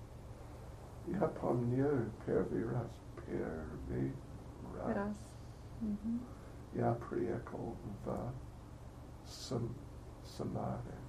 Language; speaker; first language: Russian; non-native, learner; English